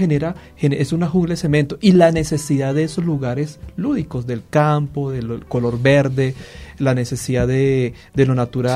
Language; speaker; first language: Spanish; native; Spanish